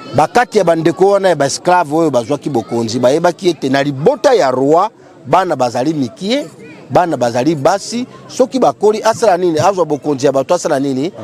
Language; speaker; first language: Lingala; non-native, local second language; Kituba (Democratic Republic of Congo)